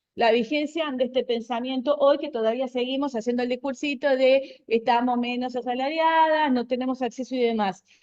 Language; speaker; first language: Spanish; native; Spanish